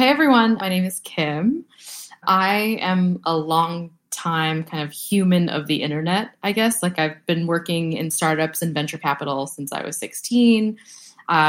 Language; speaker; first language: English; early bilingual, other home language; Vietnamese